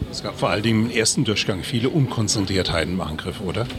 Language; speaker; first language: German; native; German